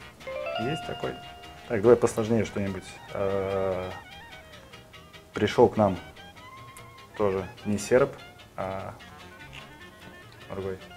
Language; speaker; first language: Russian; non-native, learner; Serbian